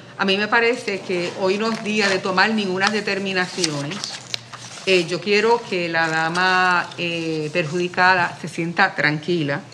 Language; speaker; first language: Spanish; native; Spanish